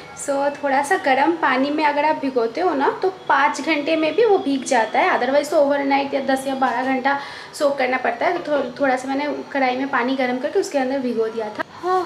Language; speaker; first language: Hindi; non-native, local second language; Bangla